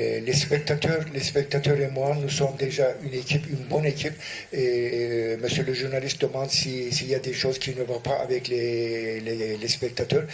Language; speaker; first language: French; non-native, fluent; Turkish